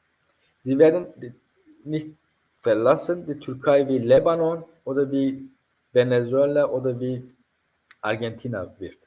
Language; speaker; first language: German; non-native, fluent; Turkish